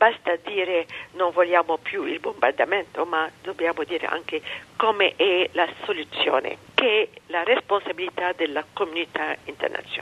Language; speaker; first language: Italian; non-native, fluent; Arabic